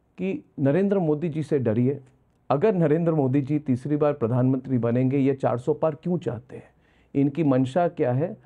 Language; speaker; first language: Hindi; non-native, local second language; Assamese